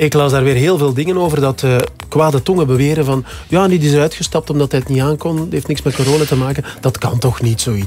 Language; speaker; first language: Dutch; native; Dutch